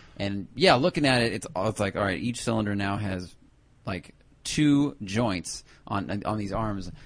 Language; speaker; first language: English; native; English